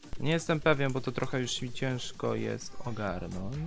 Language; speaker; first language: Polish; native; Polish